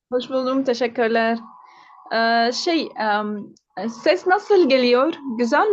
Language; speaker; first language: Turkish; non-native, learner; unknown